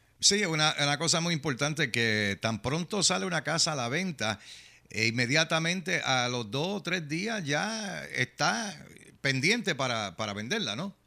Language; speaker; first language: Spanish; native; Spanish